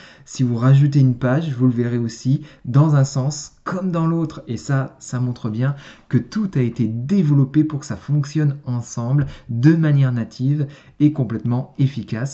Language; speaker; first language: French; native; French